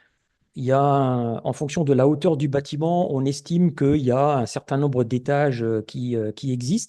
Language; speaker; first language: French; native; French